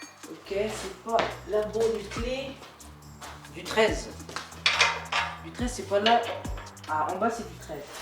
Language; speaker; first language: French; native; French